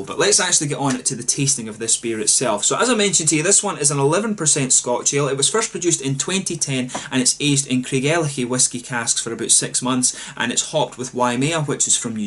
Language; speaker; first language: English; native; English